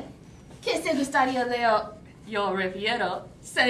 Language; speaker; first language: Spanish; non-native, learner; English